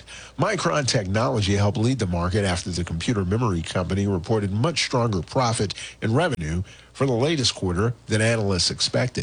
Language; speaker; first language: English; native; English